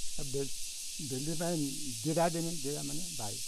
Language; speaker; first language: Hindi; native; Hindi